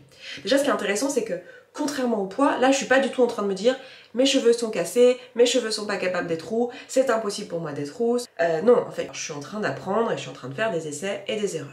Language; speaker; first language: French; native; French